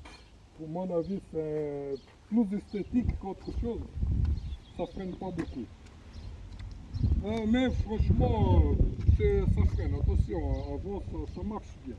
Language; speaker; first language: French; non-native, fluent; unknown